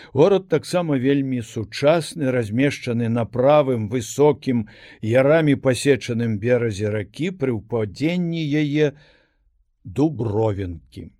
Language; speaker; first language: Belarusian; native; Belarusian